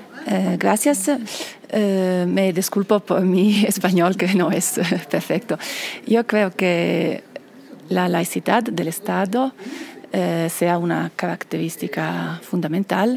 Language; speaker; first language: Spanish; non-native, fluent; Italian